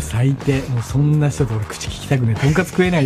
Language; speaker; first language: Japanese; native; Japanese